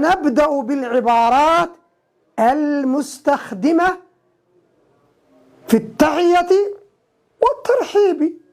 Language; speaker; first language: Arabic; non-native, local second language; Somali